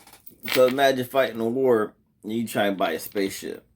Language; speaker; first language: English; native; English